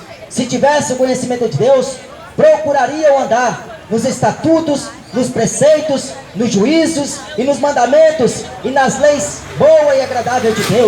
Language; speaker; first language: Portuguese; native; Portuguese